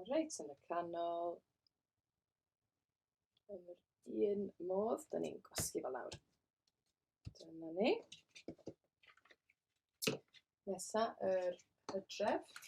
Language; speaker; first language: Welsh; native; Welsh